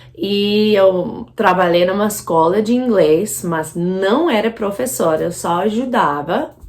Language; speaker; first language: Portuguese; non-native, fluent; English